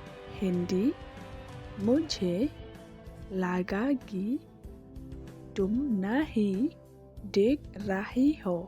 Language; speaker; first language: Hindi; non-native, local second language; Khasi